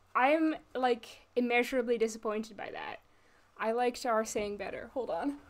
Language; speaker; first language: English; native; English